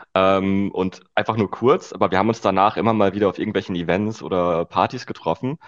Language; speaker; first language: German; native; German